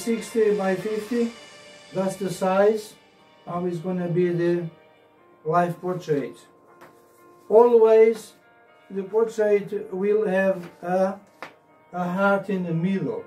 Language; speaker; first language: English; non-native, learner; Portuguese